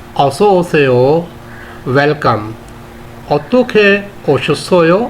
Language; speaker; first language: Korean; non-native, fluent; Urdu